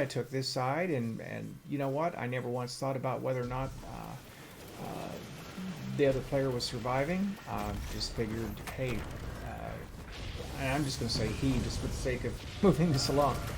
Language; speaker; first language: English; native; English